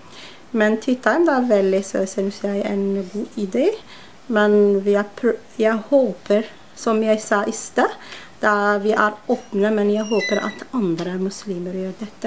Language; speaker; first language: Norwegian; non-native, learner; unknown